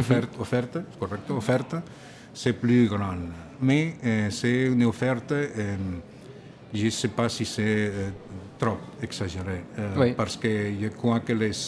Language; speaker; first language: French; non-native, learner; Catalan